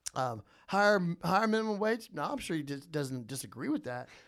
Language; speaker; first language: English; native; English